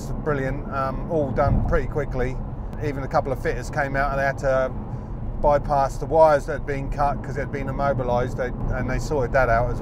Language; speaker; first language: English; native; English